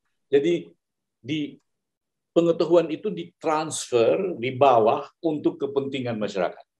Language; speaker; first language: Malay; native; Malay